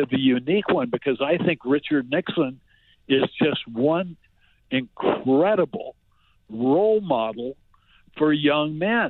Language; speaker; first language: English; native; English